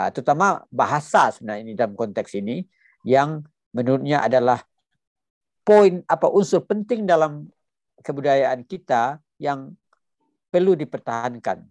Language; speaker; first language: Indonesian; non-native, local second language; Minangkabau